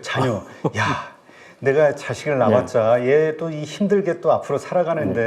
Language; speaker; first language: Korean; native; Korean